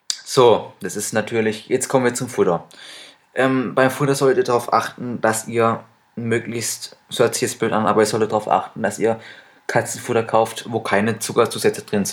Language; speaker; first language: German; native; German